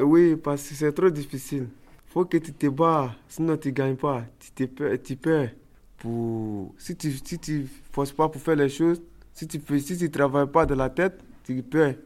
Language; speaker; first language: French; non-native, learner; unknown